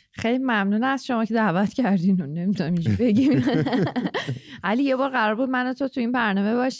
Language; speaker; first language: Persian; native; Persian